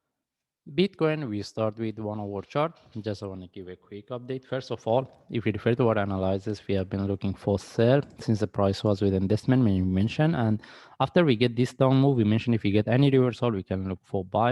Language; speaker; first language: English; non-native, fluent; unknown